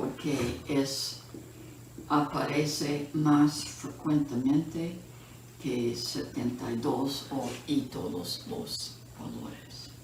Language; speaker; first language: Spanish; non-native, fluent; English